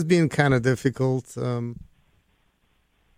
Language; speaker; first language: English; native; English